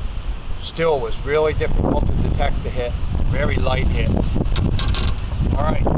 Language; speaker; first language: English; native; English